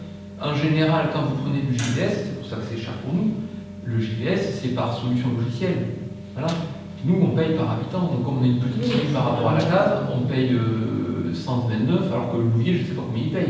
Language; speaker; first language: French; native; French